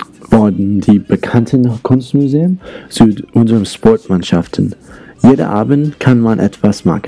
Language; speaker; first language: German; non-native, learner; English